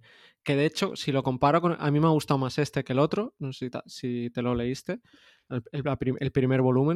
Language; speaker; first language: Spanish; native; Spanish